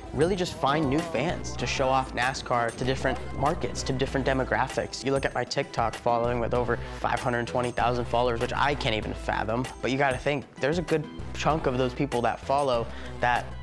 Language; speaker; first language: English; native; English